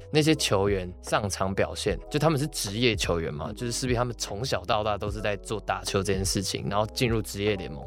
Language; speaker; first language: Chinese; native; Chinese